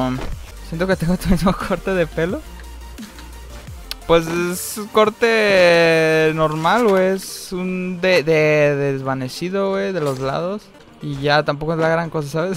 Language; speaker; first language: Spanish; native; Spanish